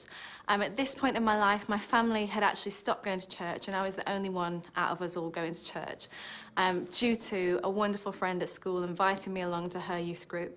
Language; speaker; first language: English; native; English